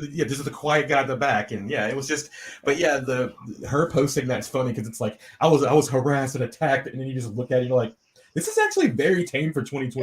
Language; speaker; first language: English; native; English